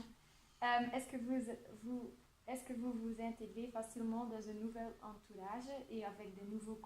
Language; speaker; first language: French; non-native, local second language; Dutch